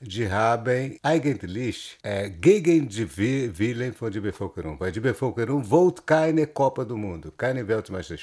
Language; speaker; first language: German; non-native, learner; Portuguese